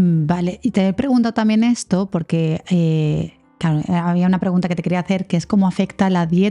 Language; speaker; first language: Spanish; native; Spanish